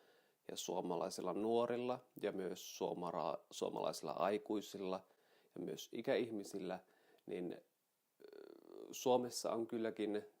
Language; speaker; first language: Finnish; native; Finnish